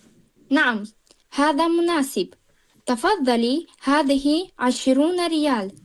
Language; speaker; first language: Arabic; non-native, learner; Tajik